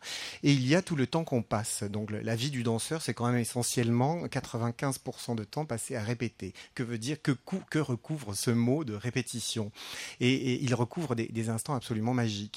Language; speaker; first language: French; native; French